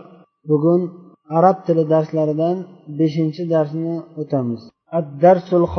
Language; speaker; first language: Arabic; non-native, fluent; Uzbek